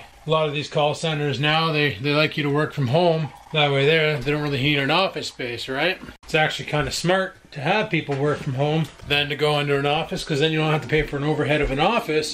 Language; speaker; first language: English; native; English